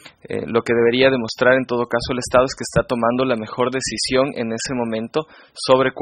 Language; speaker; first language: Spanish; native; Spanish